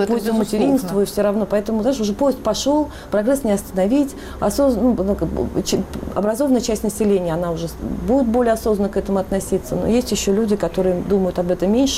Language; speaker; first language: Russian; native; Russian